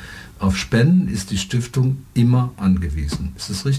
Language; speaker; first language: German; native; German